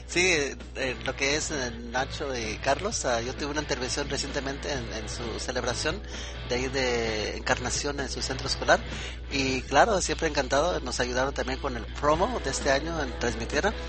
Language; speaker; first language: Spanish; native; Spanish